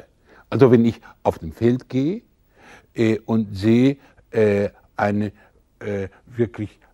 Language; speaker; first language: German; non-native, fluent; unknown